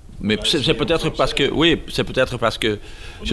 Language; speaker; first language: French; non-native, learner; Dutch